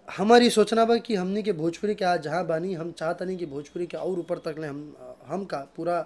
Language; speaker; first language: Hindi; native; Hindi